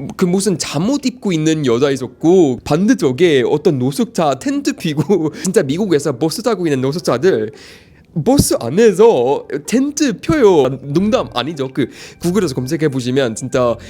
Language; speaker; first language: Korean; non-native, fluent; English